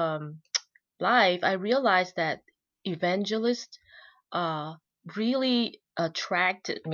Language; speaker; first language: English; non-native, local second language; Chinese